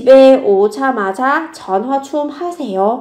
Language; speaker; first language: Korean; non-native, fluent; Vietnamese